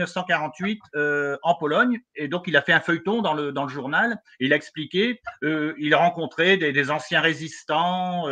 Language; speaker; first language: French; native; French